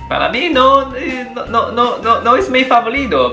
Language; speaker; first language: Spanish; non-native, learner; Chinese